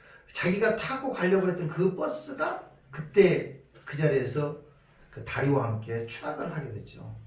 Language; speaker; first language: Korean; native; Korean